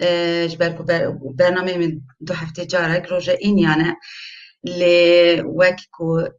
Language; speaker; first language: Kurdish; native; Kurdish